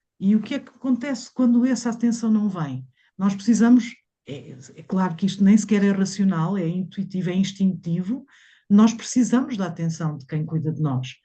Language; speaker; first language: Portuguese; native; Portuguese